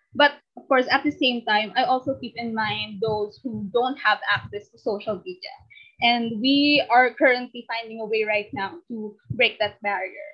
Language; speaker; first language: English; non-native, local second language; Filipino